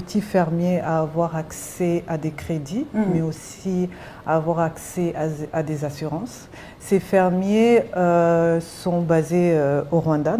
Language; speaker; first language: French; non-native, local second language; Kinyarwanda